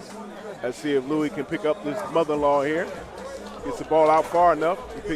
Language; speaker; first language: English; native; English